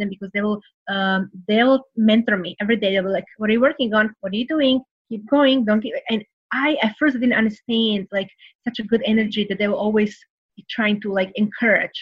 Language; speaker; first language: English; non-native, fluent; Serbian